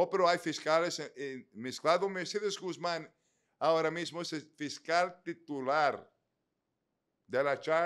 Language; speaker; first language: Spanish; native; Spanish